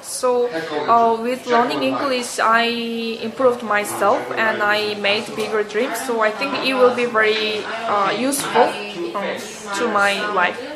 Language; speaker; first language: English; non-native, learner; Korean